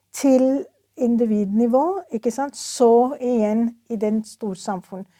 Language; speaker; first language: Norwegian; non-native, fluent; Urdu